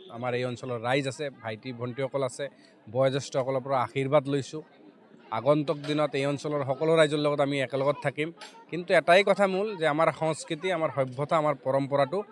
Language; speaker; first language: Assamese; native; Assamese